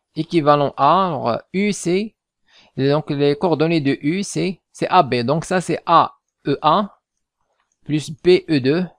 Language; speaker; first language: French; non-native, local second language; Arabic